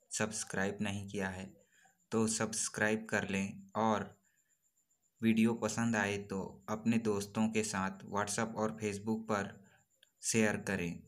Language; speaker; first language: Hindi; non-native, local second language; Gondi